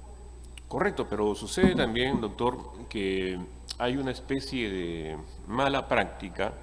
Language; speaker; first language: Spanish; native; Spanish